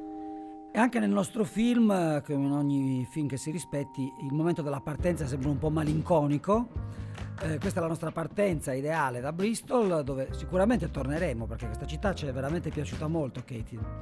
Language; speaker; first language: Italian; native; Italian